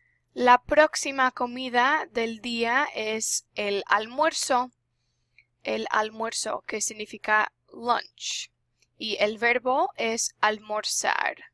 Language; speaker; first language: Spanish; non-native, fluent; English